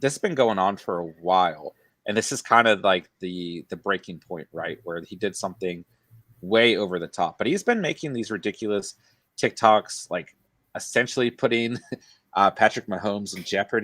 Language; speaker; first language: English; native; English